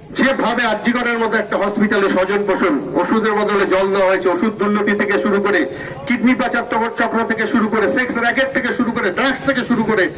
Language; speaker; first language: Bangla; native; Bangla